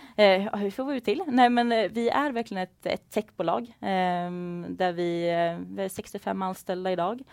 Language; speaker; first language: Swedish; native; Swedish